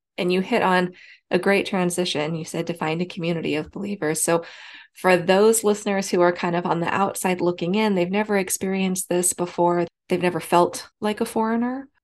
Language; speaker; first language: English; native; English